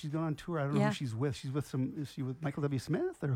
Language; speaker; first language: English; native; English